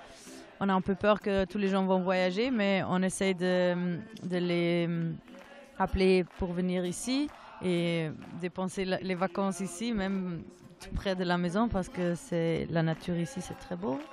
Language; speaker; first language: French; non-native, fluent; German